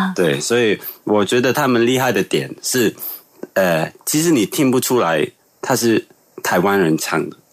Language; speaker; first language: Chinese; non-native, local second language; Cantonese